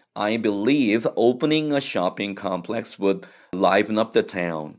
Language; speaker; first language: English; non-native, fluent; Korean